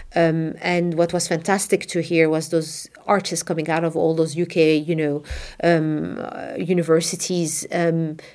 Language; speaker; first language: English; non-native, fluent; Arabic